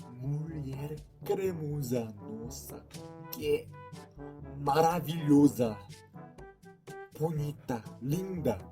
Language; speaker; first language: Portuguese; non-native, learner; Korean